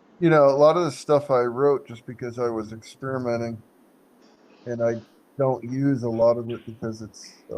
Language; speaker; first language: English; native; English